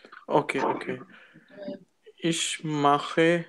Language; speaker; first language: German; non-native, learner; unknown